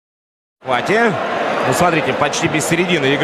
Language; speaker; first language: Russian; native; Russian